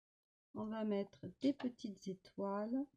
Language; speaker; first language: French; native; French